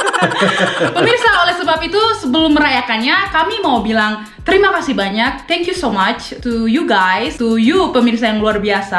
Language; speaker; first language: Indonesian; non-native, local second language; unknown